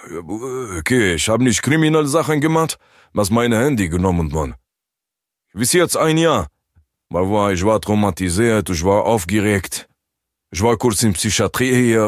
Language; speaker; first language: German; non-native, learner; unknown